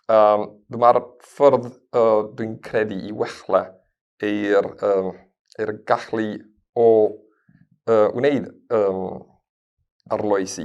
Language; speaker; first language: Welsh; non-native, fluent; Spanish